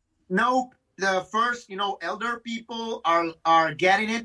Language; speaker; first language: English; non-native, fluent; Italian